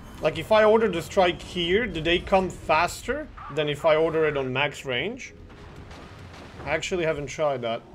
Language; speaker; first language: English; non-native, fluent; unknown